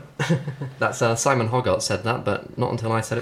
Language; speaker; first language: English; native; English